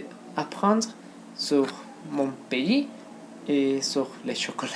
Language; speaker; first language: French; non-native, learner; Spanish